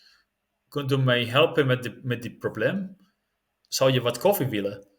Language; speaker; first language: Dutch; non-native, learner; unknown